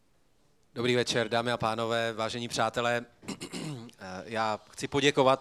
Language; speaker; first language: Czech; native; Czech